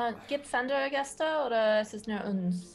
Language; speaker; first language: German; non-native, learner; English